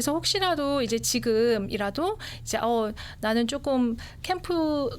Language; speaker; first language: Korean; native; Korean